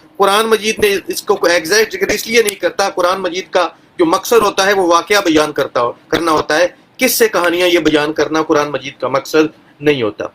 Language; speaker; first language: Urdu; non-native, local second language; Punjabi